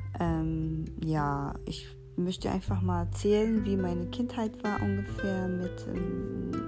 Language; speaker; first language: German; non-native, fluent; Portuguese